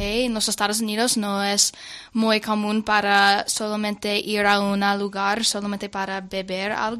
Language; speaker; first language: Spanish; non-native, learner; English